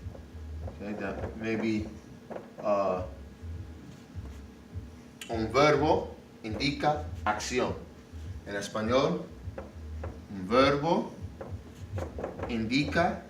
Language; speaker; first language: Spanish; non-native, learner; English